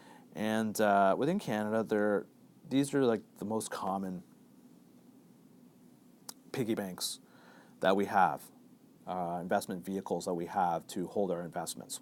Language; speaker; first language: English; native; English